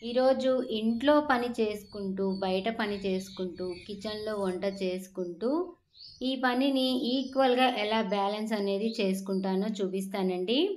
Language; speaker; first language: Telugu; native; Telugu